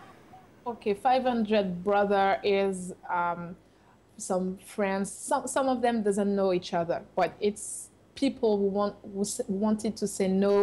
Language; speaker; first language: English; non-native, fluent; French